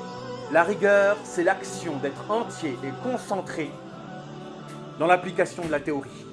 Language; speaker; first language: French; native; French